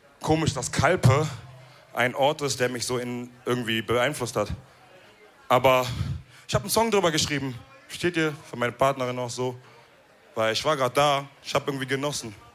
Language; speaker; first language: German; early bilingual, other home language; Wolof